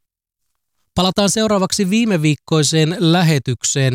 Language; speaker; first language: Finnish; native; Finnish